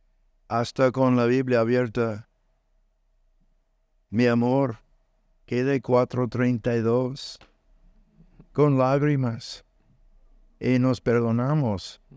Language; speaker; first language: Spanish; non-native, learner; English